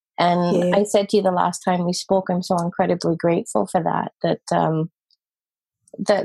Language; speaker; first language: English; native; English